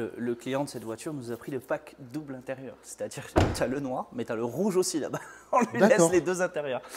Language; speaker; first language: French; native; French